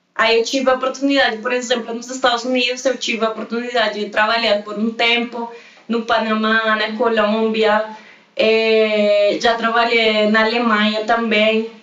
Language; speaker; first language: Portuguese; non-native, fluent; Spanish